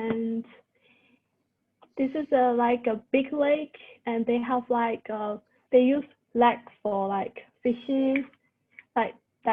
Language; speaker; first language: English; non-native, fluent; Burmese